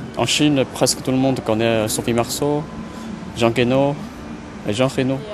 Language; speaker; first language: French; non-native, fluent; Chinese